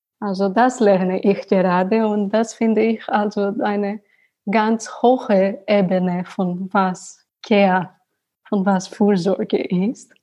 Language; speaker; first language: German; non-native, learner; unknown